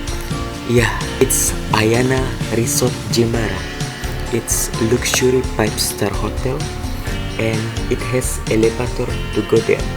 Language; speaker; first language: English; non-native, fluent; Indonesian